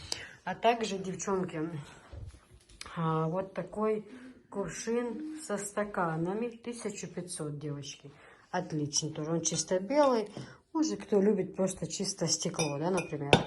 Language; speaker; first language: Russian; non-native, local second language; Chechen